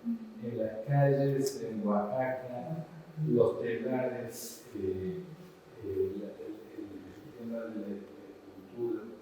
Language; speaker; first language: Spanish; non-native, fluent; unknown